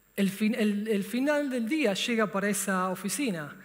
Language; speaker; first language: Spanish; native; Spanish